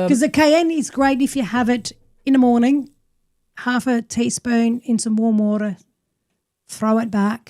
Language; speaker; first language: English; native; English